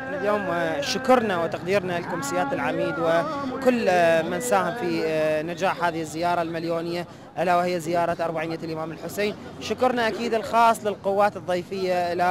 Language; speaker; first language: Arabic; native; Arabic